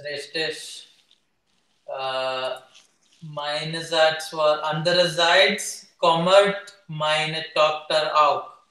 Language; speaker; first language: German; non-native, learner; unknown